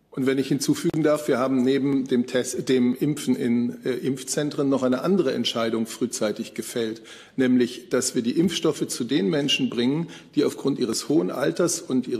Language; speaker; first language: German; native; German